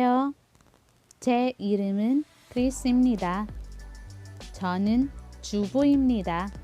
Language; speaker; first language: Korean; non-native, learner; Filipino